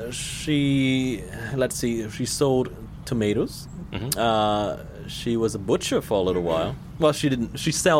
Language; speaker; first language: English; non-native, fluent; Vietnamese